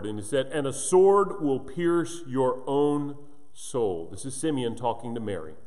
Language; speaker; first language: English; native; English